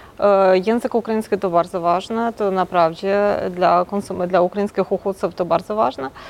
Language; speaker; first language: Polish; non-native, local second language; Ukrainian